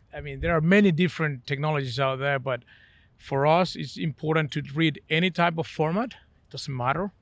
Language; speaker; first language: English; non-native, fluent; Spanish